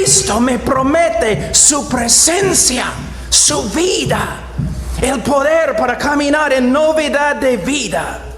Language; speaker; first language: Spanish; non-native, fluent; English